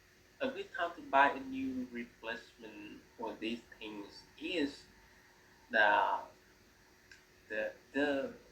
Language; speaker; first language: English; non-native, learner; Vietnamese